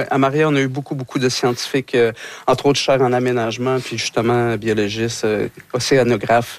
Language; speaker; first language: French; native; French